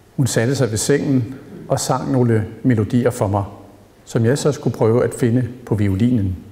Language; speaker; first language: Danish; native; Danish